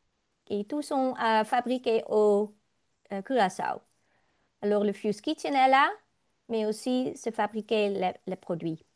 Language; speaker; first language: French; non-native, learner; Dutch